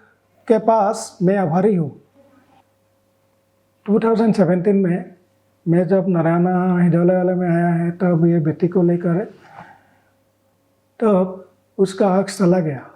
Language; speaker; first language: Hindi; non-native, local second language; Assamese